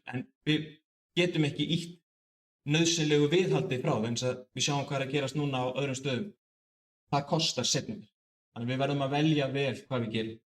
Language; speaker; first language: Icelandic; native; Icelandic